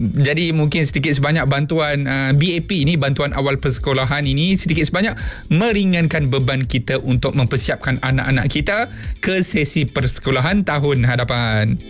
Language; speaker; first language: Malay; native; Malay